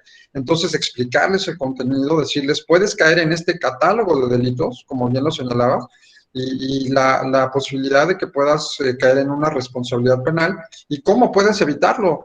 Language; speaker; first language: Spanish; native; Spanish